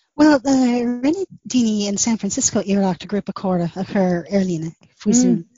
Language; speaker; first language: Irish; non-native, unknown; English